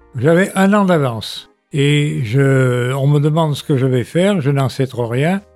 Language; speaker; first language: French; native; French